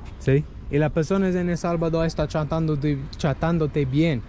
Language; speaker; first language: Spanish; non-native, learner; English